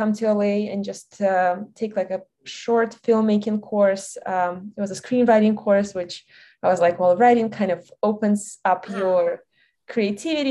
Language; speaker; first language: English; non-native, fluent; Russian